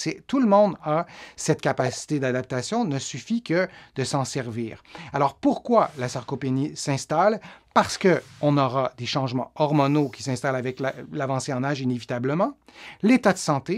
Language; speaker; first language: French; native; French